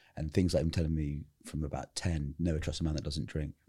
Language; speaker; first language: English; native; English